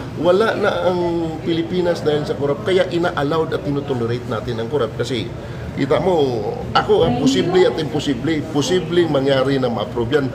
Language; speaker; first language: Filipino; non-native, local second language; Cebuano